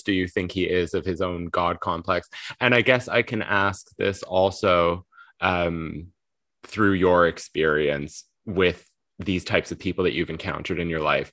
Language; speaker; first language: English; native; English